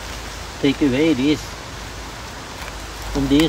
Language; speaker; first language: English; non-native, learner; Swedish